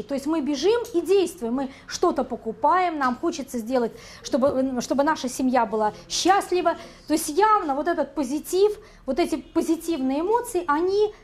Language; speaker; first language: Russian; native; Russian